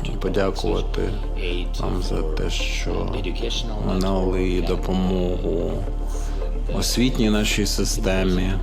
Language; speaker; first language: Ukrainian; non-native, local second language; Russian